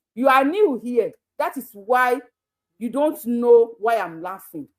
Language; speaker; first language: English; non-native, local second language; Yoruba